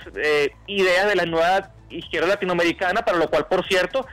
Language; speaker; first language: Spanish; native; Spanish